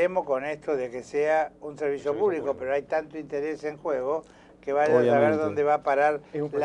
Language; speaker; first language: Spanish; native; Spanish